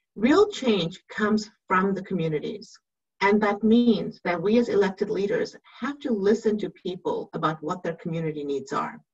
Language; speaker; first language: English; native; English